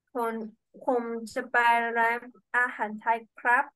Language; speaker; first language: Thai; non-native, learner; Burmese